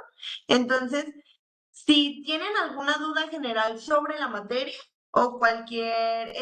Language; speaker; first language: Spanish; native; Spanish